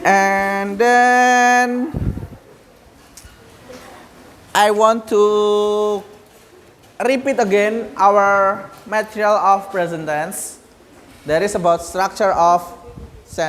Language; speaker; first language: English; non-native, learner; Indonesian